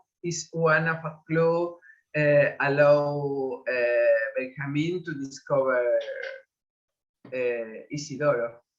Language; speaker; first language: English; non-native, learner; Spanish